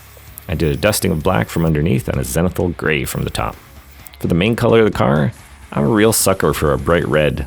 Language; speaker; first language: English; native; English